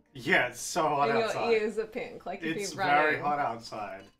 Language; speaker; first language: English; native; English